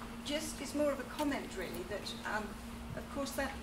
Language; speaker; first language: English; native; English